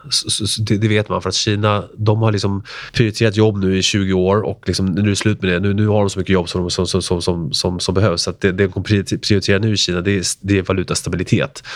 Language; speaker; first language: Swedish; early bilingual, other home language; Spanish